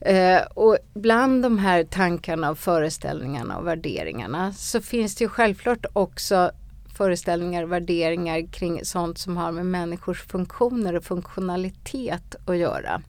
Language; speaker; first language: Swedish; native; Swedish